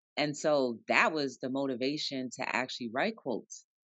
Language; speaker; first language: English; native; English